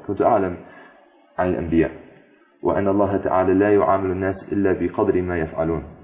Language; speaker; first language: Arabic; non-native, fluent; English